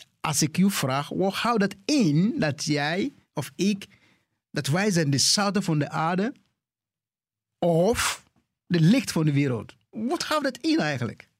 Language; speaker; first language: Dutch; non-native, fluent; English